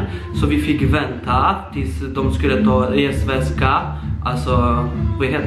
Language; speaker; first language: Swedish; early bilingual, other home language; Polish